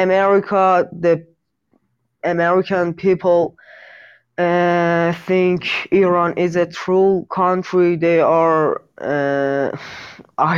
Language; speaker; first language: English; non-native, learner; Persian